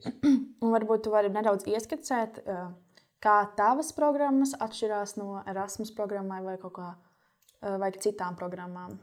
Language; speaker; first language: Latvian; native; Latvian